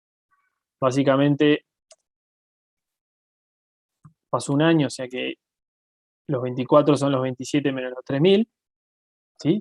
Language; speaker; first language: Spanish; native; Spanish